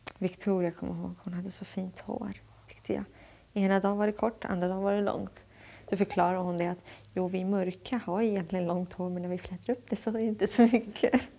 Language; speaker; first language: Swedish; early bilingual, other home language; Arabic